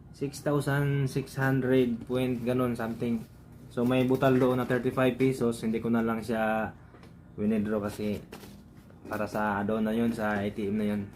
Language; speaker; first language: Filipino; non-native, local second language; Cebuano